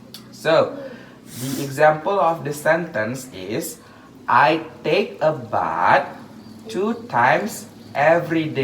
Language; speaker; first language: English; non-native, learner; Indonesian